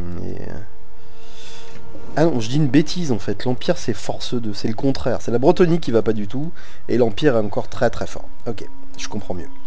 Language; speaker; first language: French; native; French